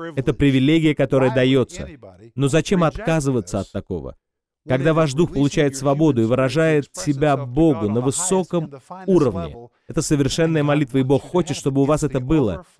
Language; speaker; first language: Russian; non-native, fluent; English